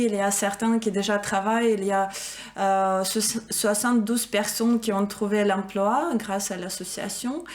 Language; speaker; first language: French; non-native, fluent; Ukrainian